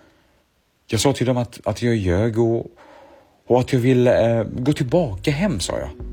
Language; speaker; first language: Swedish; early bilingual, other home language; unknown